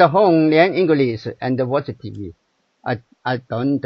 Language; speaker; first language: English; non-native, learner; Chinese